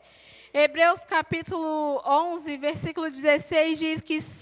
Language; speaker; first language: Portuguese; native; Portuguese